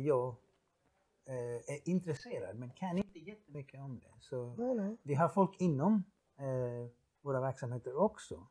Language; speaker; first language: Swedish; non-native, fluent; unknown